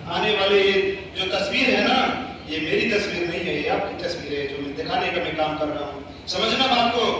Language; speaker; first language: Hindi; native; Hindi